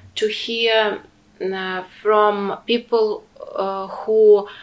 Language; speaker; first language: English; non-native, fluent; Ukrainian